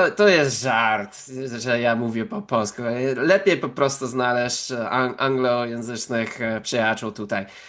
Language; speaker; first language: Polish; non-native, fluent; English